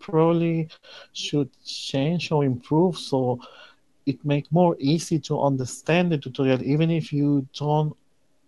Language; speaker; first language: English; non-native, learner; Spanish